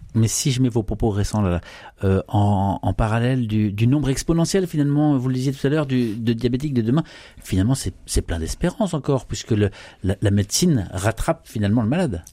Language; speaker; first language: French; native; French